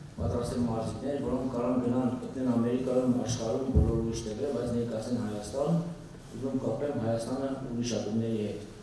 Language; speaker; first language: Armenian; native; Armenian